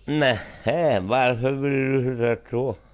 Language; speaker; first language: Swedish; non-native, local second language; Finnish